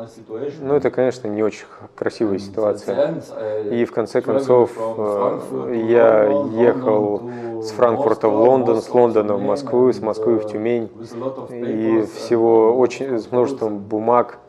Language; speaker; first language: Russian; non-native, fluent; German